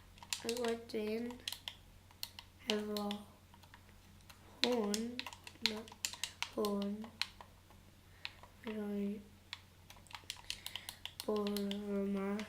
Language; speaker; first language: Welsh; non-native, local second language; English